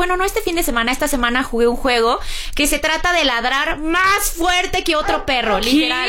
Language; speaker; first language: Spanish; native; Spanish